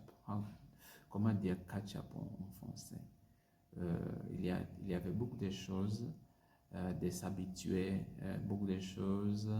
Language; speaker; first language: French; non-native, learner; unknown